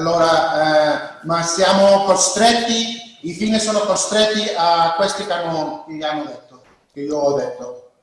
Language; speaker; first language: Italian; non-native, learner; Spanish